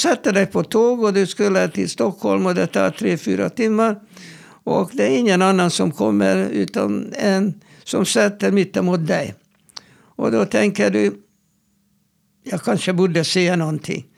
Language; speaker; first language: Swedish; non-native, fluent; Hungarian